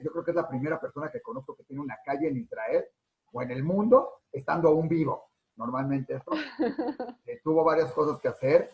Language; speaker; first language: Spanish; native; Spanish